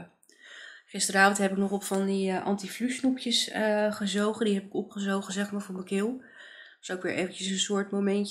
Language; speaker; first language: Dutch; native; Dutch